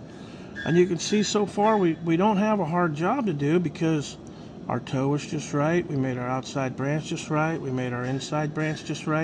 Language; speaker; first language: English; native; English